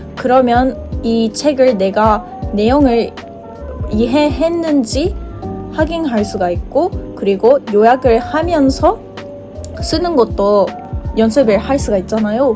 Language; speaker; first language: Korean; non-native, fluent; Japanese